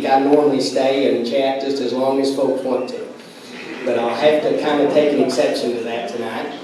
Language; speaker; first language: English; native; English